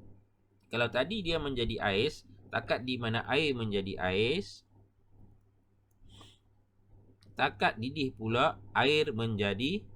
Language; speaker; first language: Malay; native; Malay